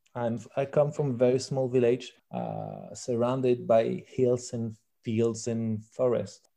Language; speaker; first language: English; non-native, fluent; French